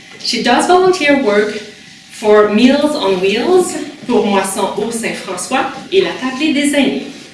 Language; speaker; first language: French; native; French